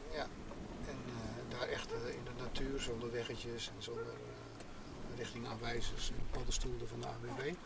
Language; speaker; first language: Dutch; native; Dutch